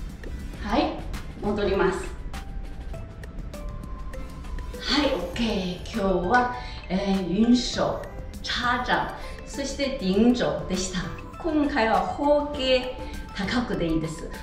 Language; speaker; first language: Japanese; non-native, fluent; Chinese